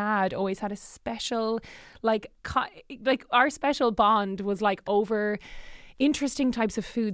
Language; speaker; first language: English; native; English